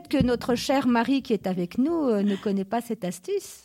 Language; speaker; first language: French; native; French